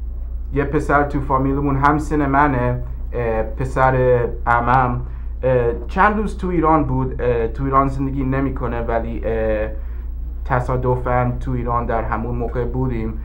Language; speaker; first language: Persian; early bilingual, heritage; English